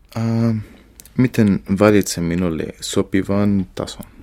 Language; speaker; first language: Finnish; non-native, learner; Arabic